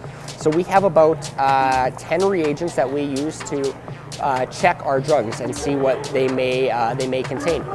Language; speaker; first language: English; native; English